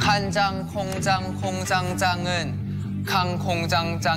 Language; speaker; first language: Korean; non-native, fluent; Thai